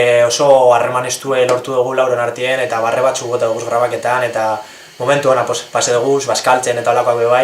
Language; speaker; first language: Basque; native; Basque